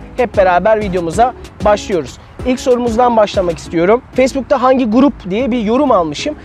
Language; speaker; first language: Turkish; native; Turkish